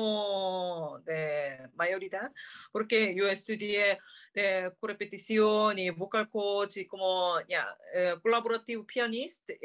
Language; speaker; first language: Spanish; non-native, learner; Korean